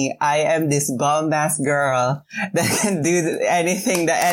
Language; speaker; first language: English; non-native, local second language; Filipino